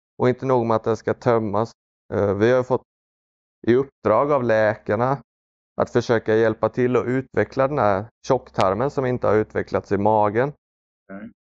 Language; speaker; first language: Swedish; early bilingual, other home language; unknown